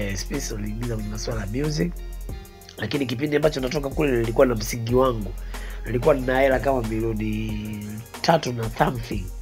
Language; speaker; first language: Swahili; native; Swahili